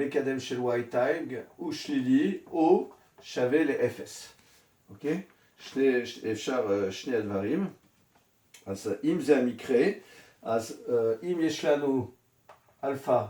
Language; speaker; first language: Hebrew; non-native, fluent; French